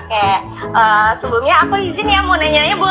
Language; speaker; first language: Indonesian; native; Indonesian